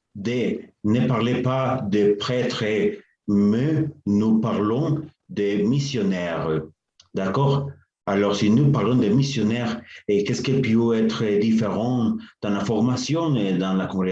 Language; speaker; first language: French; non-native, learner; Spanish